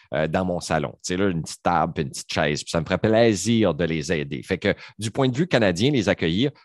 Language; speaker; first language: French; native; French